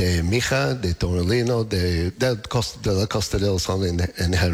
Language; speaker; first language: Spanish; non-native, learner; English